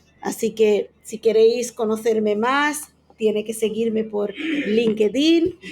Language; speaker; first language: Spanish; non-native, fluent; Bangla